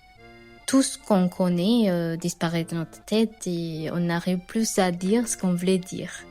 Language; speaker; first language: French; non-native, fluent; Sinhala